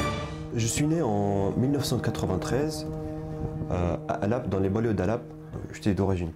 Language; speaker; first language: French; non-native, fluent; Kurdish